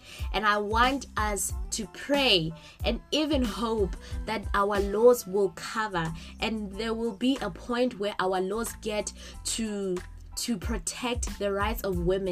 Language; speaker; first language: English; non-native, local second language; Southern Sotho